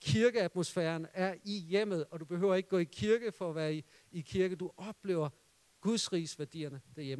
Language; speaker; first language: Danish; native; Danish